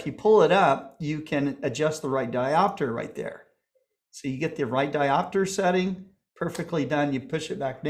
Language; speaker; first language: English; native; English